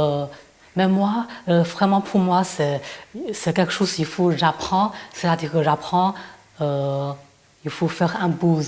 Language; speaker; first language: French; non-native, fluent; Chinese